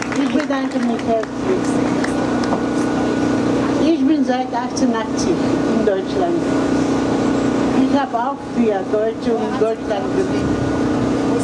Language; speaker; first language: German; non-native, learner; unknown